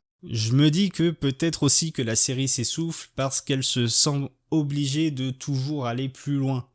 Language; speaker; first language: French; native; French